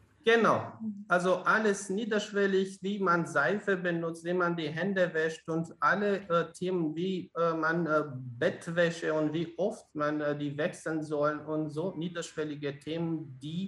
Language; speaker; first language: German; non-native, fluent; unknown